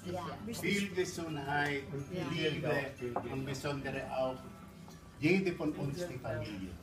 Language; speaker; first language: German; non-native, learner; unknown